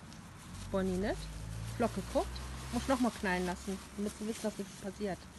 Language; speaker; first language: German; native; German